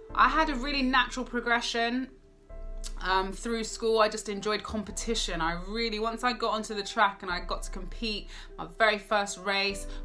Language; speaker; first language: English; native; English